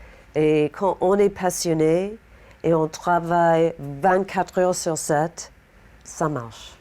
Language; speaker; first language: French; non-native, fluent; English